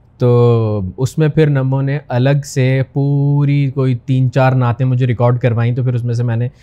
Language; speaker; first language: Urdu; native; Urdu